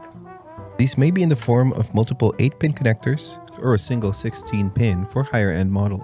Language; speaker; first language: English; native; English